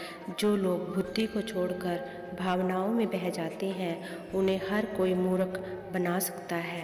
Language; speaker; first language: Hindi; native; Hindi